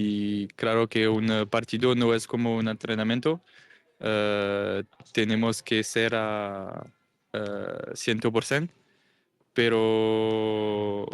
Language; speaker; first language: Spanish; non-native, learner; English